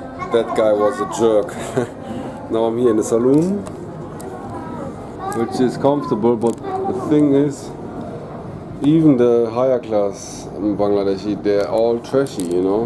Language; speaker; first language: English; non-native, fluent; German